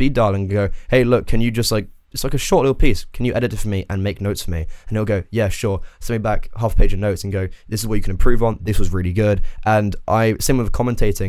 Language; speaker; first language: English; native; English